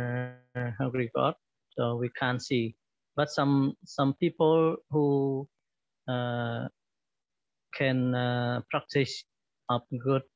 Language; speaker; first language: English; non-native, learner; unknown